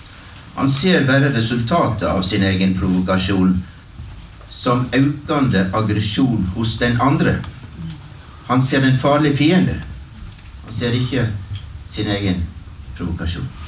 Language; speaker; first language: Norwegian; native; Norwegian